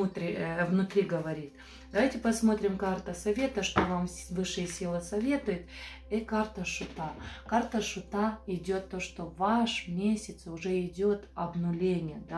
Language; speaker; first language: Russian; non-native, fluent; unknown